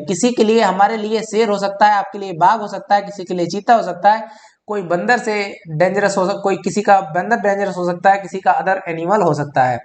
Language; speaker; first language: Hindi; native; Hindi